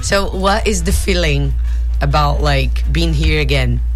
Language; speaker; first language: English; non-native, fluent; Portuguese